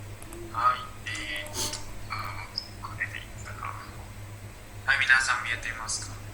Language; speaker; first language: Japanese; non-native, learner; Indonesian